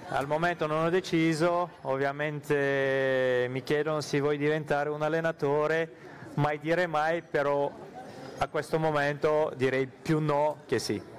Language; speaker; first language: Italian; non-native, fluent; Armenian